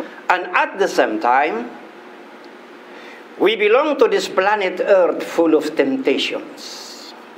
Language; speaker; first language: English; non-native, local second language; Filipino